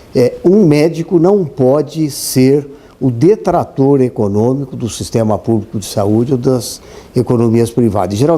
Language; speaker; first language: Portuguese; native; Portuguese